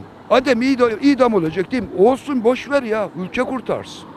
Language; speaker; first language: Turkish; native; Turkish